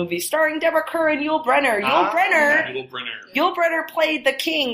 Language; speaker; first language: English; non-native, fluent; Chinese